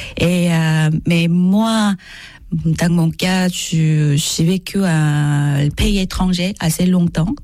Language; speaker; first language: French; non-native, learner; Korean